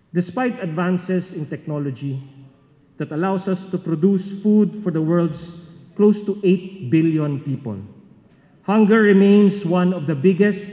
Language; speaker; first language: English; non-native, local second language; Filipino